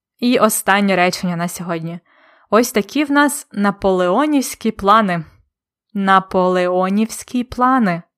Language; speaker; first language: Ukrainian; native; Ukrainian